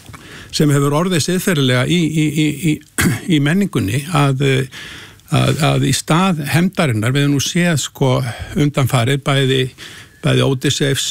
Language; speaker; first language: Icelandic; native; Icelandic